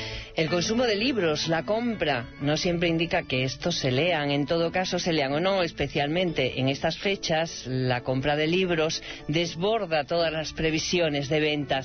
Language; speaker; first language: Spanish; native; Spanish